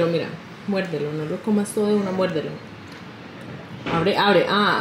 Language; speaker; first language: Spanish; early bilingual, heritage; English